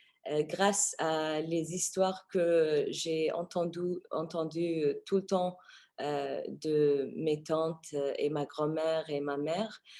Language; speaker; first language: French; non-native, fluent; Arabic